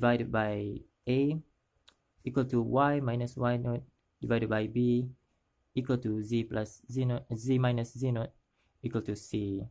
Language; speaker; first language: English; non-native, local second language; Malay